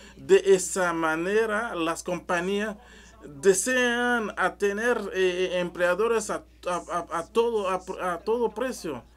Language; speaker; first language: Spanish; non-native, learner; French